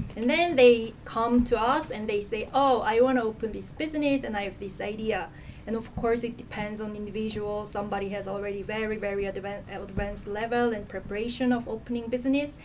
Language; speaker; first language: English; non-native, fluent; Korean